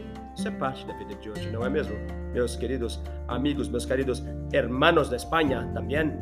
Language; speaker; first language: Portuguese; non-native, fluent; English